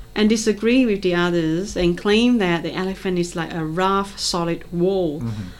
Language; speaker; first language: English; non-native, local second language; Cantonese